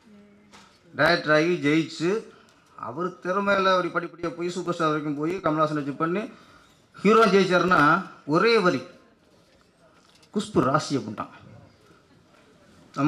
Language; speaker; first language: Tamil; native; Tamil